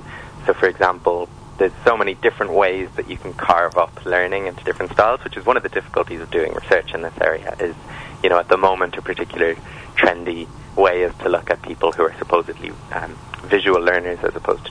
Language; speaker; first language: English; native; English